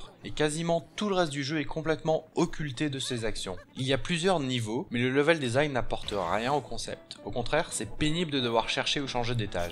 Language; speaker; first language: French; native; French